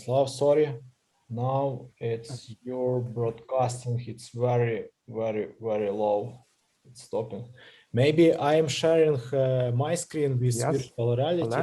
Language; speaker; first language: English; non-native, learner; Russian